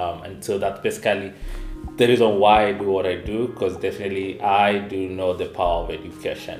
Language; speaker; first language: English; non-native, local second language; Kamba